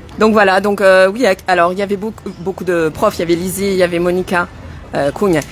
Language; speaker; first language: French; native; French